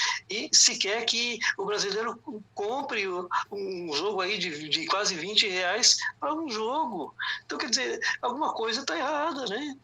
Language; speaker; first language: Portuguese; native; Portuguese